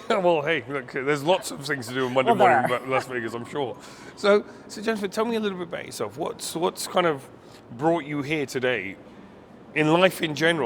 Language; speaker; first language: English; native; English